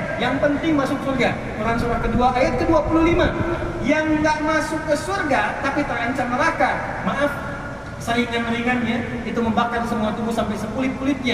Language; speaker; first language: Indonesian; native; Indonesian